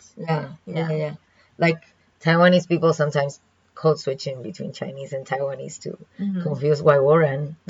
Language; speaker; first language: English; non-native, fluent; Spanish